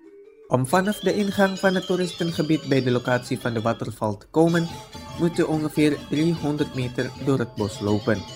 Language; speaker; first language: Dutch; non-native, fluent; Indonesian